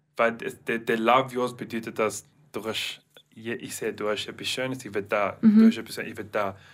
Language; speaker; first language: German; non-native, learner; English